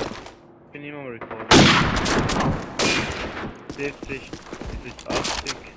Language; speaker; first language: German; non-native, local second language; Swedish